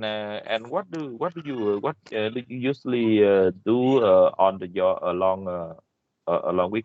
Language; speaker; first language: English; non-native, learner; Vietnamese